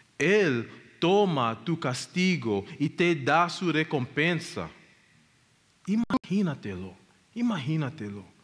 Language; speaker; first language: Spanish; non-native, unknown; English